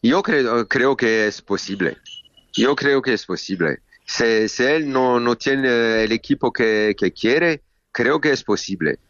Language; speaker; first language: Spanish; non-native, learner; French